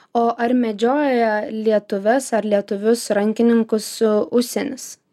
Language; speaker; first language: Lithuanian; native; Lithuanian